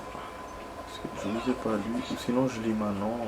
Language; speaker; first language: French; native; French